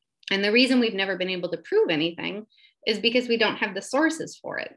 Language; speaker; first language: English; native; English